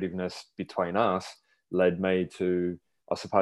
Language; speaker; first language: English; native; English